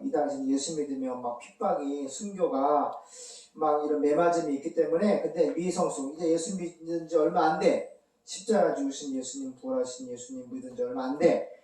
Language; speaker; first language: Korean; native; Korean